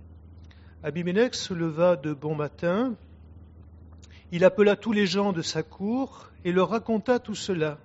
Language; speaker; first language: French; native; French